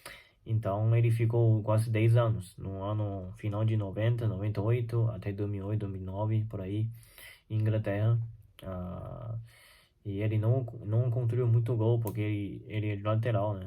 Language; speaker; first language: Portuguese; non-native, fluent; Chinese